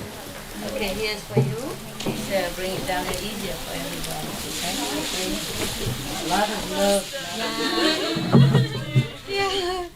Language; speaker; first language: English; non-native, fluent; Vietnamese